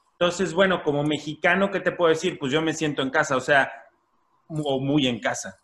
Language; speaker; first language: Spanish; native; Spanish